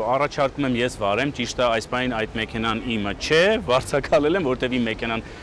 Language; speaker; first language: Armenian; early bilingual, heritage; Armenian